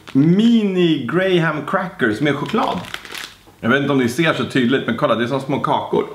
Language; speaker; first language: Swedish; native; Swedish